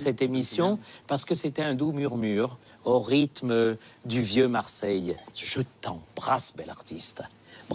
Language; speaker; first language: French; native; French